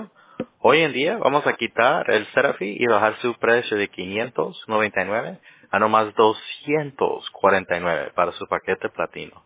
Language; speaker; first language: Spanish; early bilingual, heritage; Spanish